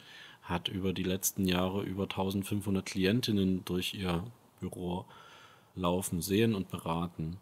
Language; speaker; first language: German; native; German